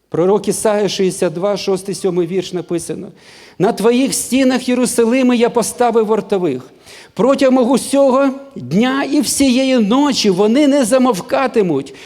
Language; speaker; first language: Ukrainian; non-native, local second language; Russian